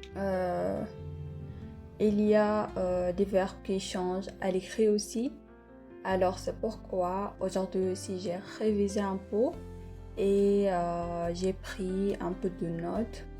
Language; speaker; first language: French; non-native, learner; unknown